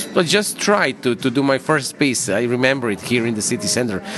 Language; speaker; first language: English; non-native, fluent; Croatian